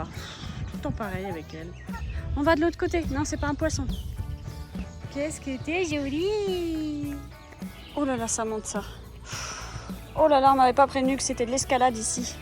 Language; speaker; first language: French; native; French